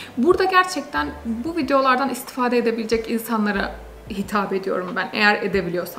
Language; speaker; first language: Turkish; early bilingual, heritage; Turkish